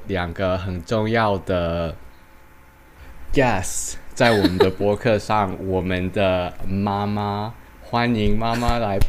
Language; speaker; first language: Chinese; early bilingual, heritage; Chinese